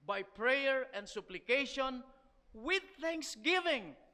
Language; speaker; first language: English; non-native, local second language; Filipino